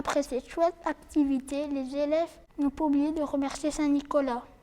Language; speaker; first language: French; native; French